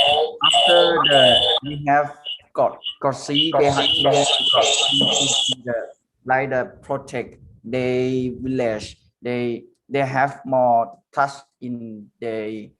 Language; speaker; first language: English; non-native, learner; Thai